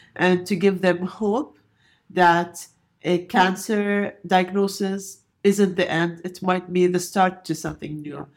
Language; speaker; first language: English; non-native, fluent; Arabic